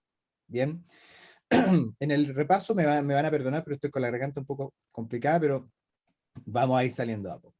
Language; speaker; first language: Spanish; native; Spanish